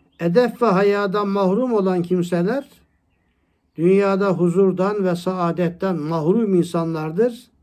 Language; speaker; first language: Turkish; native; Turkish